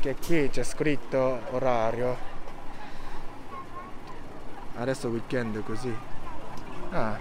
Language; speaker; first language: Italian; non-native, learner; Japanese